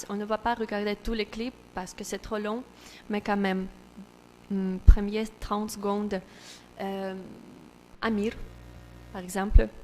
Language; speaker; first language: French; non-native, learner; Russian